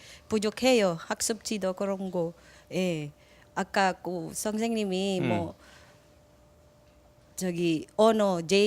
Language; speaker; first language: Korean; non-native, learner; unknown